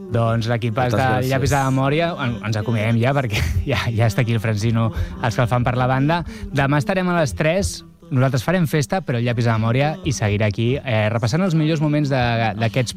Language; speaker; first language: Catalan; native; Catalan